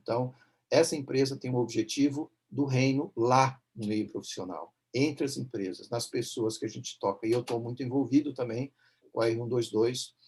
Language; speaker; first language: Portuguese; native; Portuguese